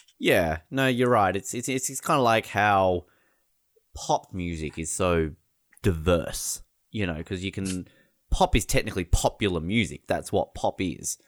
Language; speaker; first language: English; native; English